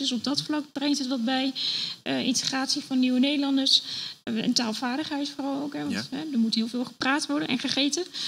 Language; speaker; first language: Dutch; native; Dutch